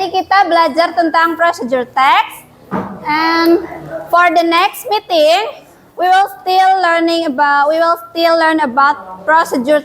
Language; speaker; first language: English; non-native, fluent; Indonesian